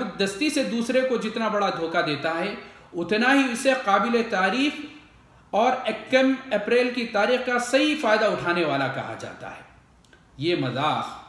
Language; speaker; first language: Urdu; native; Urdu